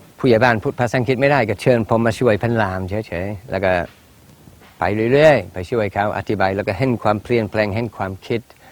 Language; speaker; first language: Thai; non-native, fluent; English